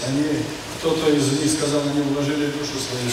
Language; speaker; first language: Russian; native; Russian